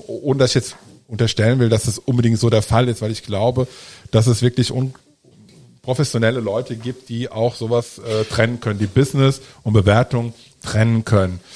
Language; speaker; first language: German; early bilingual, other home language; Italian